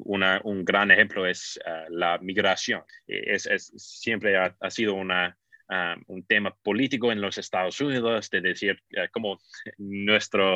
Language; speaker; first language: Spanish; non-native, fluent; English